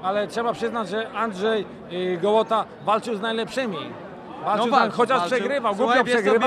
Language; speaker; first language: Polish; native; Polish